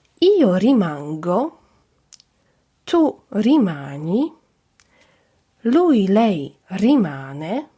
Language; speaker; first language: Italian; non-native, fluent; Polish